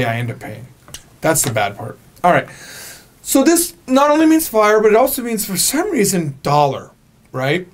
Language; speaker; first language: English; native; English